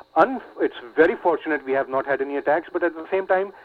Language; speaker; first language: English; non-native, local second language; Urdu